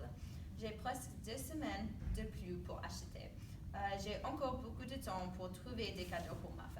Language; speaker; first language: French; non-native, learner; English